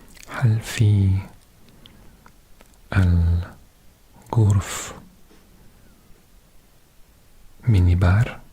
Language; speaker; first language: Arabic; non-native, learner; English